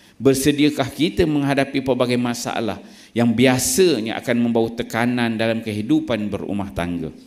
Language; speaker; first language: Malay; native; Malay